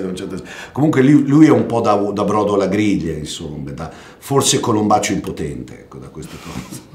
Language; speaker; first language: Italian; native; Italian